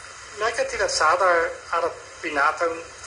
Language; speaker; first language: Indonesian; non-native, fluent; Dutch